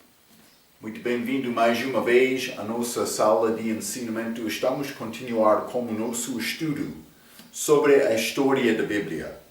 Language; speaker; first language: Portuguese; non-native, fluent; English